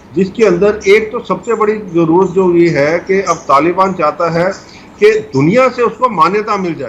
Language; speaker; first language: Hindi; native; Hindi